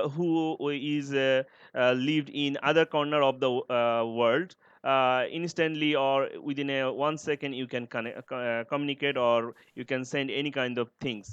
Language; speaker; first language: English; non-native, learner; Bangla